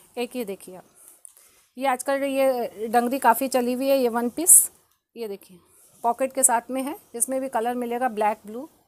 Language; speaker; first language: Hindi; native; Hindi